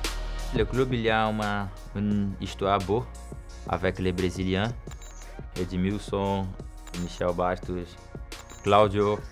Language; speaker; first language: French; non-native, learner; Portuguese